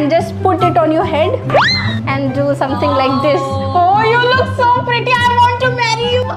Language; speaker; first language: Hindi; native; Hindi